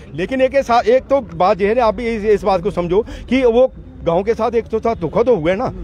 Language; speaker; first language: Hindi; native; Hindi